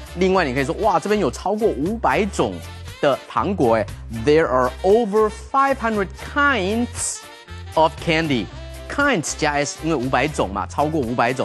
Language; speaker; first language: Chinese; native; Chinese